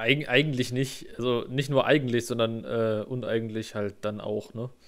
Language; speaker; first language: German; native; German